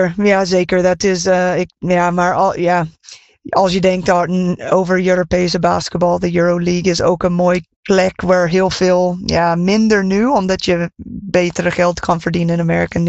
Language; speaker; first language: Dutch; non-native, fluent; English